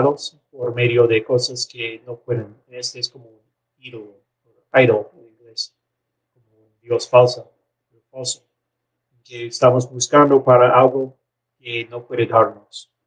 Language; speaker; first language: Spanish; non-native, learner; English